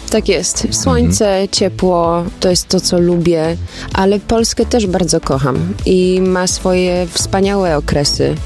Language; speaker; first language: Polish; early bilingual, heritage; Polish